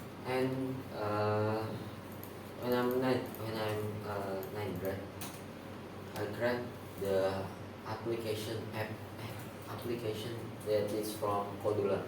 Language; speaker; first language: English; non-native, learner; Indonesian